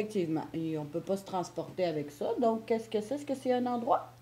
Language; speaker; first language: French; native; French